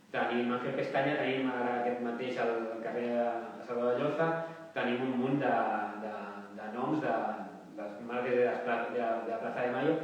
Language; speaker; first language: Catalan; native; Catalan